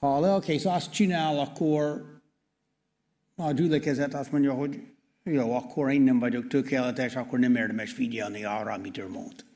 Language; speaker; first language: Hungarian; non-native, learner; English